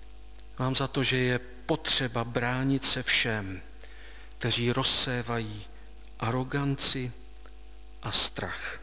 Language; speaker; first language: Czech; native; Czech